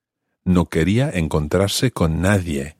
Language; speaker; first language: Spanish; non-native, fluent; English